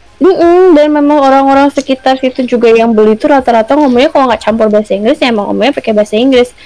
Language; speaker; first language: Indonesian; early bilingual, heritage; Indonesian